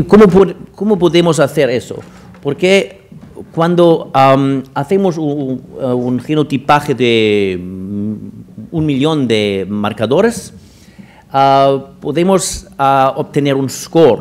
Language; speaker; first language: Spanish; non-native, fluent; German